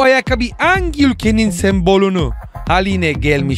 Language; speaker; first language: Turkish; non-native, fluent; Italian